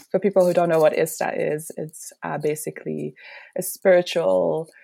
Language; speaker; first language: English; non-native, fluent; Dutch